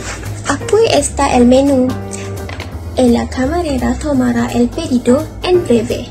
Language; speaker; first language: Spanish; non-native, learner; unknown